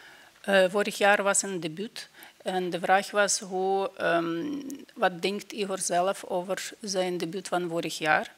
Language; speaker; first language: Dutch; non-native, fluent; Ukrainian